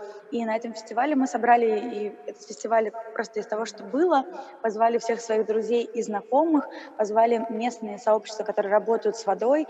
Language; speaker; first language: Russian; native; Russian